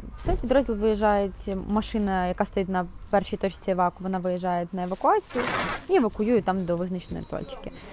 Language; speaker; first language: Ukrainian; non-native, local second language; Russian